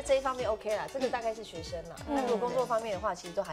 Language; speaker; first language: Chinese; native; Chinese